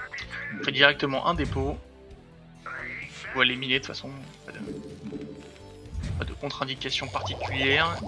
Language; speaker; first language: French; native; French